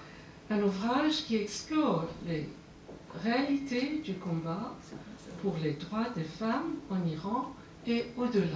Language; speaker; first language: French; non-native, fluent; Persian